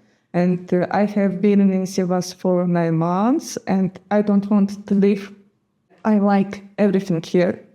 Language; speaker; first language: English; non-native, fluent; Gagauz